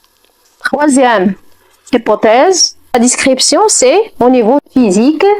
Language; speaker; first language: French; non-native, fluent; Arabic